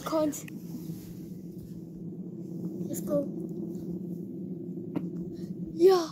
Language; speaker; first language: German; native; German